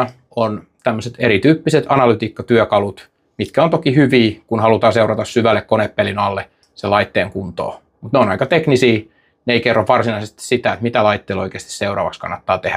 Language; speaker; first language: Finnish; native; Finnish